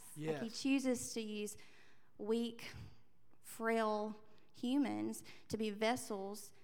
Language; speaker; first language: English; native; English